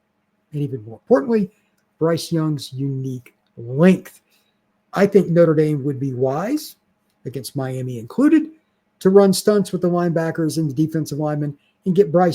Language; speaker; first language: English; native; English